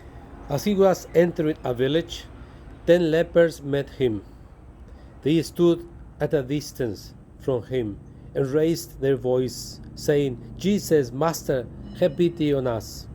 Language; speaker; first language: English; non-native, fluent; Spanish